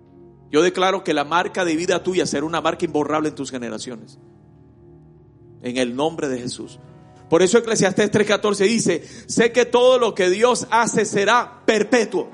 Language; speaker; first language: Spanish; native; Spanish